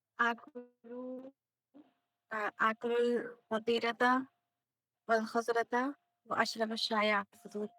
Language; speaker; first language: Arabic; non-native, learner; Urdu